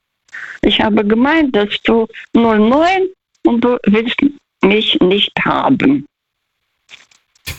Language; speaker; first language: German; non-native, fluent; Russian